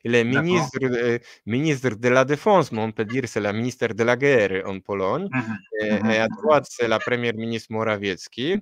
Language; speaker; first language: French; non-native, fluent; Polish